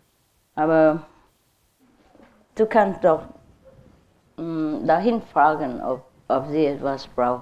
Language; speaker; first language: German; non-native, learner; Vietnamese